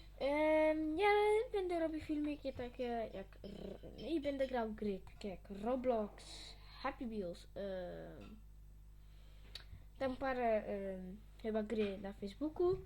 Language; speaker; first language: Polish; early bilingual, heritage; Polish